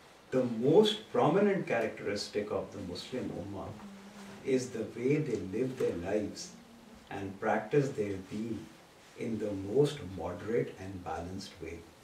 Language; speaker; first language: English; non-native, local second language; Urdu